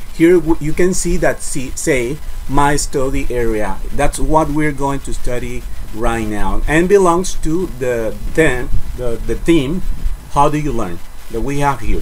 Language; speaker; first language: English; non-native, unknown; Spanish